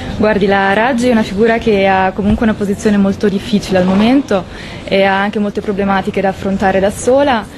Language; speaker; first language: Italian; native; Italian